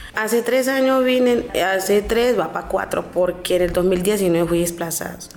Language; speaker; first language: Spanish; non-native, local second language; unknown